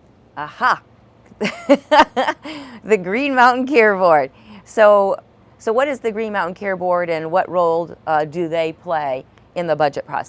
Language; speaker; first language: English; native; English